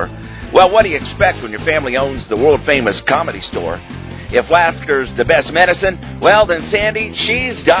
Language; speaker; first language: English; native; English